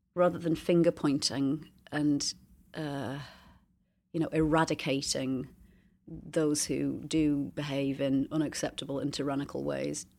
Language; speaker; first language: English; native; English